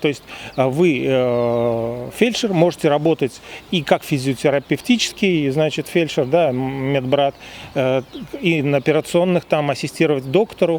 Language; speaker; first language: Russian; native; Russian